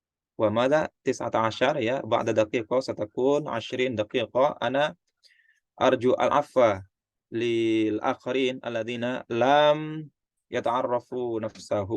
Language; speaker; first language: Arabic; non-native, fluent; Indonesian